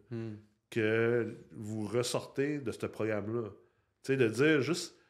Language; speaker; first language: French; native; French